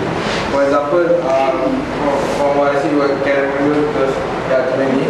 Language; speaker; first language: English; non-native, learner; Malay